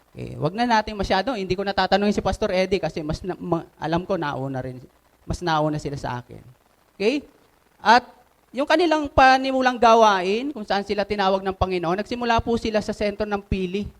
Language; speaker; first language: Filipino; non-native, local second language; Bikol